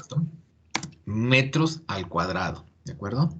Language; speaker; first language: Spanish; native; Spanish